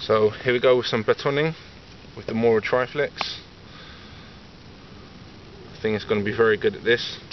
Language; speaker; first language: English; native; English